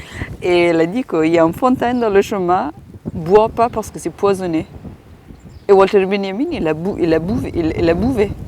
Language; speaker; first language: French; non-native, fluent; Persian